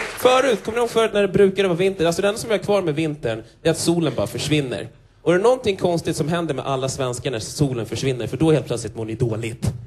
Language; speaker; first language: Swedish; native; Swedish